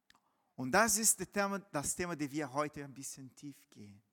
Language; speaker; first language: German; non-native, fluent; Portuguese